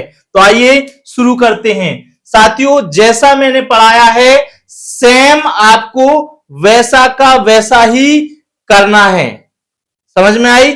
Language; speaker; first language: Hindi; native; Hindi